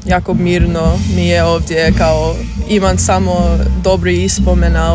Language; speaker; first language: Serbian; early bilingual, heritage; English